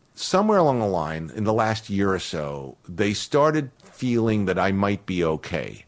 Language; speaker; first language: English; native; English